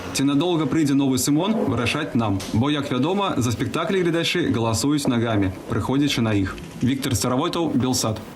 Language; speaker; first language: Belarusian; native; Belarusian